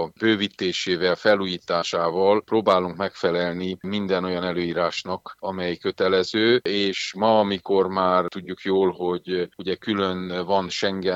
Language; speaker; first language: Hungarian; native; Hungarian